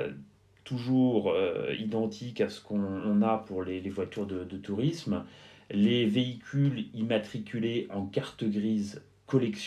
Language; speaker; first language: French; native; French